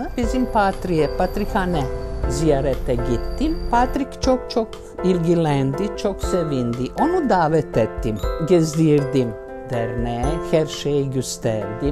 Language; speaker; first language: Turkish; non-native, fluent; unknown